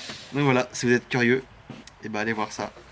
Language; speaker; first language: French; native; French